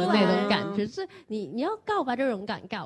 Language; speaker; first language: Chinese; native; Chinese